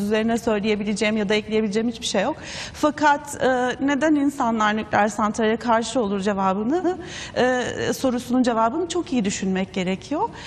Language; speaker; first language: Turkish; native; Turkish